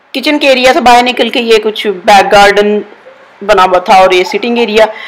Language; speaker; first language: Urdu; native; Urdu